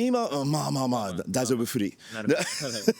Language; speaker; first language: Japanese; non-native, fluent; English